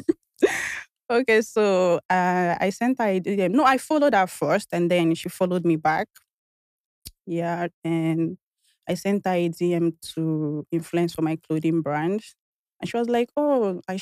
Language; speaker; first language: English; non-native, local second language; Igbo